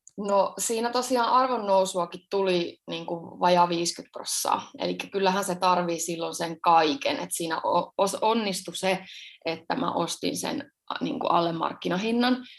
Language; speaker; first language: Finnish; native; Finnish